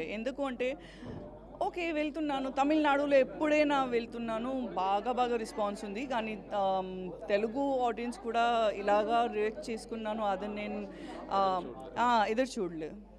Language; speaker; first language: Telugu; non-native, learner; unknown